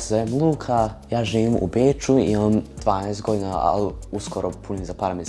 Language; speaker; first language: Serbian; early bilingual, heritage; Serbian